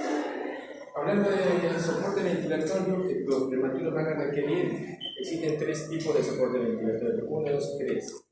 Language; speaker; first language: Spanish; native; Spanish